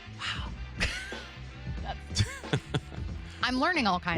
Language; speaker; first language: English; native; English